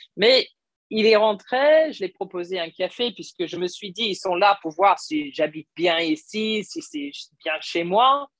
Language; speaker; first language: French; non-native, fluent; English